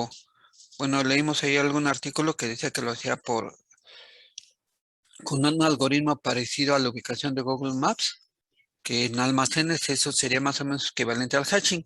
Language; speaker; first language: Spanish; native; Spanish